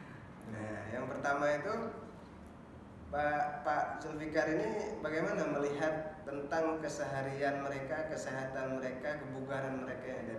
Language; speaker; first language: Indonesian; native; Indonesian